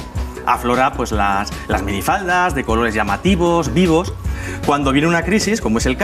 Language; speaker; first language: Spanish; native; Spanish